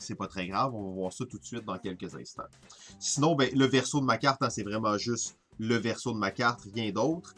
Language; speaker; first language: French; native; French